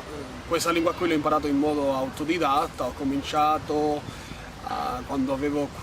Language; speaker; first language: Italian; non-native, fluent; Spanish